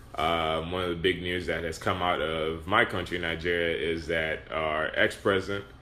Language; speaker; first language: English; non-native, local second language; Yoruba